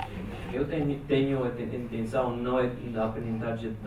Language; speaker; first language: Portuguese; non-native, learner; Spanish